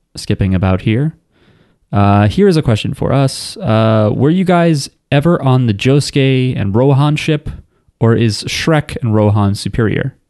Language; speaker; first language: English; native; English